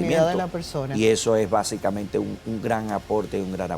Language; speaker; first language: Spanish; native; Spanish